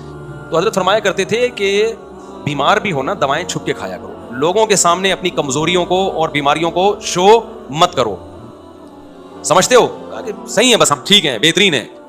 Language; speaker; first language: Urdu; native; Urdu